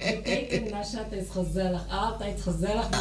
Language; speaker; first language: Dutch; non-native, learner; Arabic